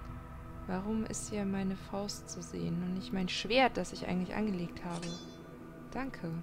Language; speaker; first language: German; native; German